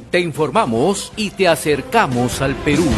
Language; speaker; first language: Spanish; native; Spanish